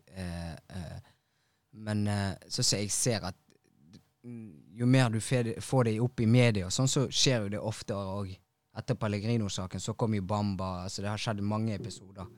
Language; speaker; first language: Norwegian; early bilingual, other home language; Tigrinya